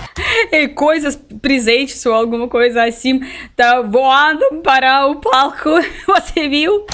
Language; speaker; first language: Portuguese; non-native, learner; Russian